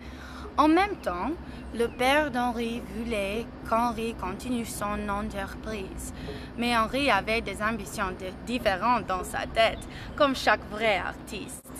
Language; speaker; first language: French; non-native, learner; English